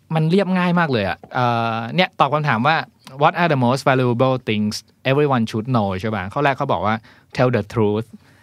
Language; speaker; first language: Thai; native; Thai